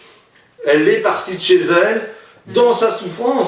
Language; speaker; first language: French; native; French